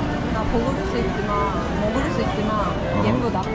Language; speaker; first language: Korean; non-native, learner; Japanese